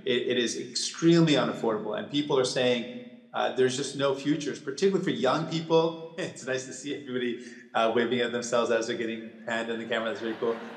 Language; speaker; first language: English; native; English